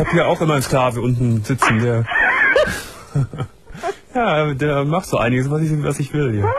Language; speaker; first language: German; native; German